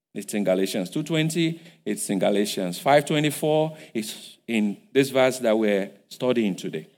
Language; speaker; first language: English; non-native, local second language; Yoruba